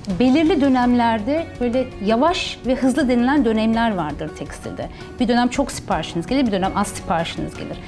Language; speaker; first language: Turkish; early bilingual, heritage; Turkish